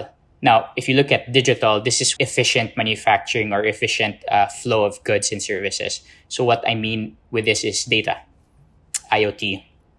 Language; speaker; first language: English; non-native, local second language; Filipino